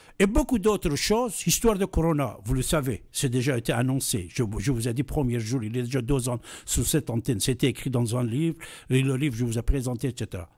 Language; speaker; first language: French; non-native, fluent; Persian